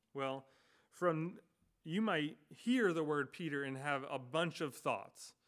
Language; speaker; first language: English; native; English